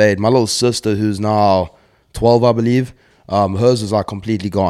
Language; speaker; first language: English; native; English